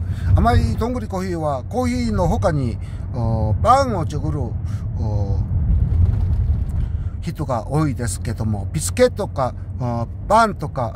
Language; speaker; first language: Japanese; non-native, learner; Korean